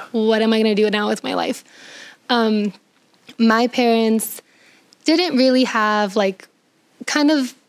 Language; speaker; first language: English; early bilingual, other home language; Spanish